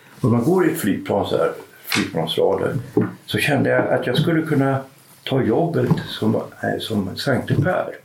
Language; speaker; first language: Swedish; native; Swedish